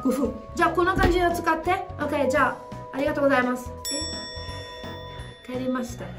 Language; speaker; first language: Japanese; non-native, learner; Italian